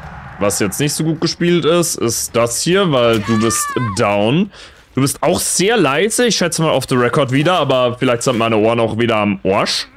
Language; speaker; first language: German; native; German